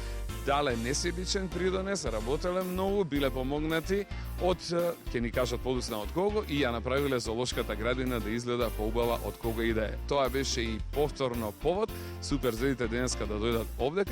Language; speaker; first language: Macedonian; native; Macedonian